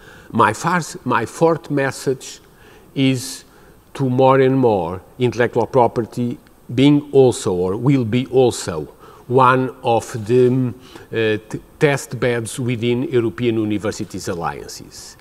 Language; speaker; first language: English; non-native, fluent; Portuguese